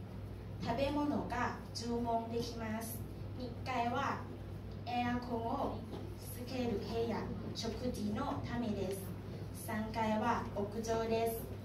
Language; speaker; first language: Japanese; non-native, learner; Thai